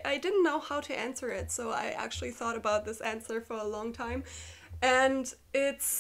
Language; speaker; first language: English; non-native, fluent; German